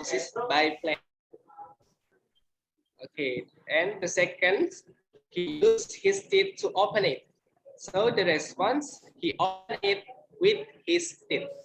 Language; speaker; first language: English; non-native, learner; Indonesian